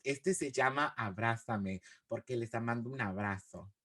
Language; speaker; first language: Spanish; early bilingual, heritage; Spanish